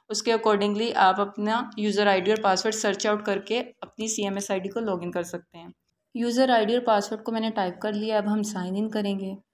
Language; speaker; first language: Urdu; native; Urdu